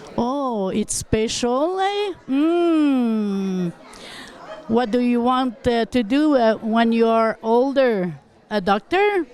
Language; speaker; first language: English; non-native, local second language; French